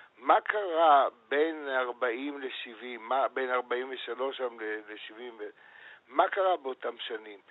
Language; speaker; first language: Hebrew; native; Hebrew